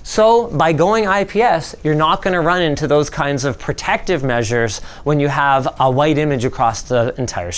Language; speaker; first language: English; native; English